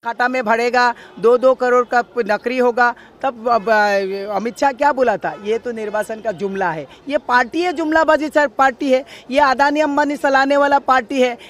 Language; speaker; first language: Hindi; non-native, local second language; Assamese